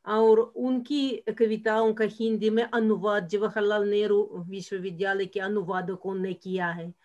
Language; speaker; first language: Hindi; non-native, fluent; Russian